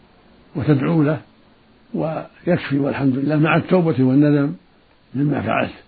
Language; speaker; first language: Arabic; native; Arabic